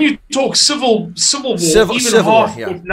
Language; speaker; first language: English; native; English